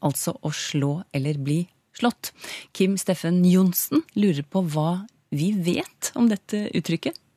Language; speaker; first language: Norwegian; native; Norwegian